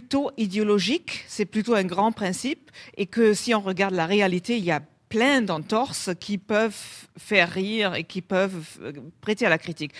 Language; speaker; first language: French; non-native, fluent; German